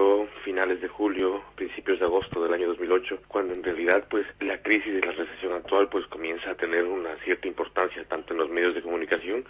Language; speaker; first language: Spanish; native; Spanish